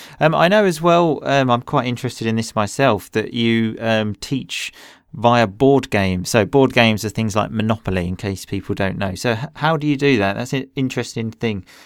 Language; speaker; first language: English; native; English